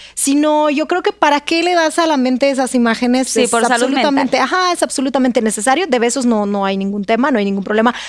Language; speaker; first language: Spanish; non-native, fluent; Russian